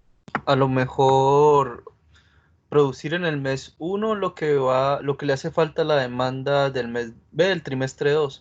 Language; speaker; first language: Spanish; native; Spanish